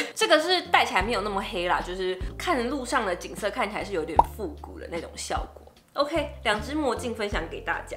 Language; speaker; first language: Chinese; native; Chinese